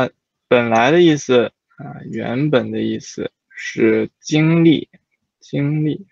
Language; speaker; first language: Chinese; native; Chinese